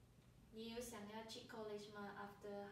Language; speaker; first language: Chinese; early bilingual, heritage; Chinese